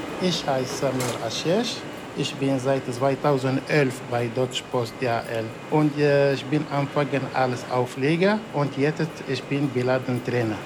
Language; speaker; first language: German; non-native, learner; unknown